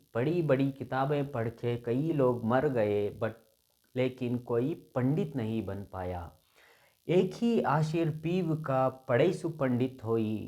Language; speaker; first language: Hindi; non-native, local second language; Kannada